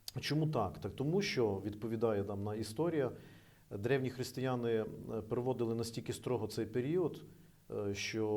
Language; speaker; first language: Ukrainian; native; Ukrainian